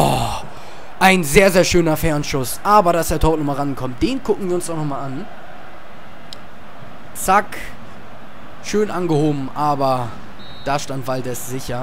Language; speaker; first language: German; native; German